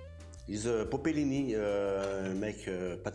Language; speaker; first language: English; non-native, learner; French